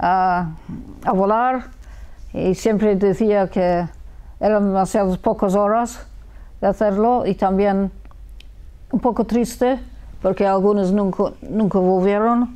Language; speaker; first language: Spanish; early bilingual, heritage; Spanish